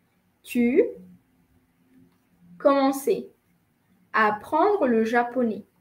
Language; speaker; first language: French; non-native, fluent; Spanish